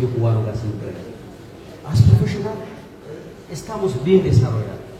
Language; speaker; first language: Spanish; non-native, fluent; Amharic